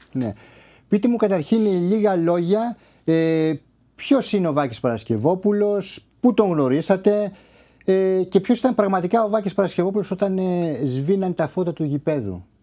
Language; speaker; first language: Greek; native; Greek